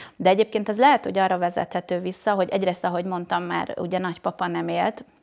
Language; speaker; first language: Hungarian; native; Hungarian